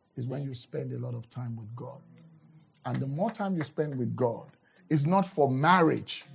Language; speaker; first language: English; non-native, local second language; Yoruba